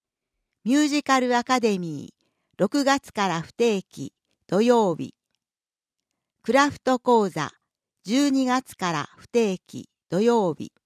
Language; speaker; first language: Japanese; native; Japanese